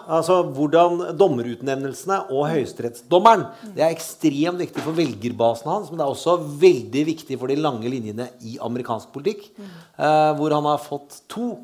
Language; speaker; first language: Norwegian; native; Norwegian